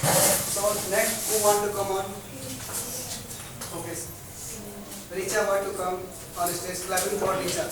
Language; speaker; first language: English; non-native, local second language; Hindi